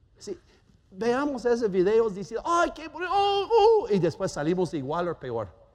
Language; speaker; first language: Spanish; non-native, fluent; German